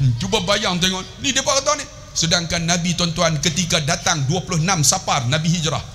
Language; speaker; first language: Malay; native; Malay